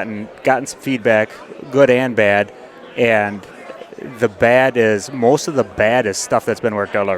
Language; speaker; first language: English; native; English